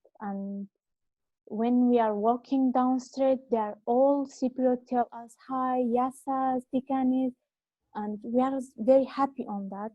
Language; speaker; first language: English; non-native, learner; Arabic